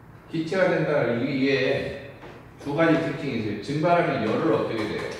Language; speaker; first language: Korean; native; Korean